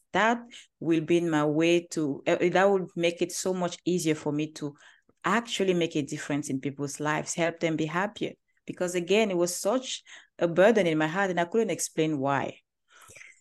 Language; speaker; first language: English; non-native, local second language; French